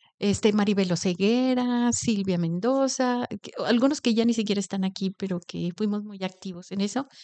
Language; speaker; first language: Spanish; native; Spanish